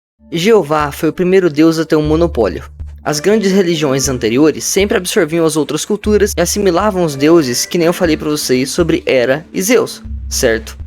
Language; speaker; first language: Portuguese; native; Portuguese